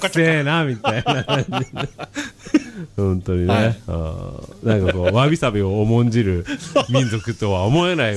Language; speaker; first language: Japanese; native; Japanese